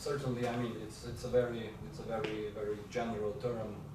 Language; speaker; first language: English; non-native, fluent; Slovenian